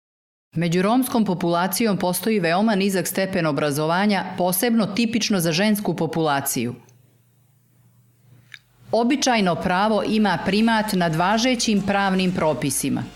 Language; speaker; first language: Bosnian; native; Bosnian